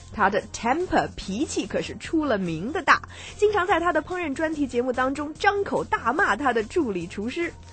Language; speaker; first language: Chinese; native; Chinese